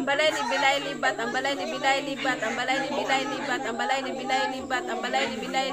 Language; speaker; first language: Cebuano; native; Cebuano